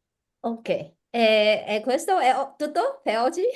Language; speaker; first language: Italian; non-native, learner; Chinese